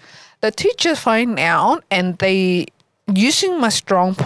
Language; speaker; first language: English; non-native, learner; Vietnamese